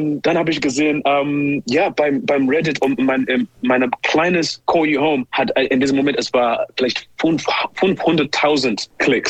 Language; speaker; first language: German; non-native, learner; English